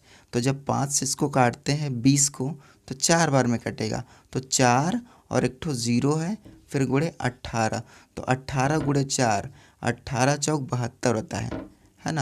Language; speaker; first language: Hindi; native; Hindi